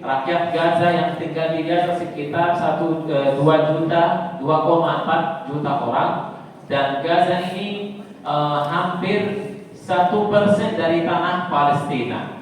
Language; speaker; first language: Indonesian; non-native, fluent; Arabic